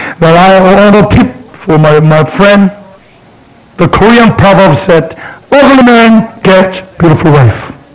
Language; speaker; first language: English; non-native, fluent; Korean